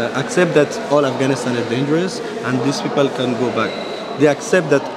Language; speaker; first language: English; non-native, fluent; Persian